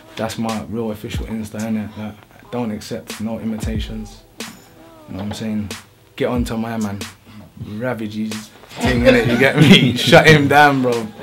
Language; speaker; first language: English; native; English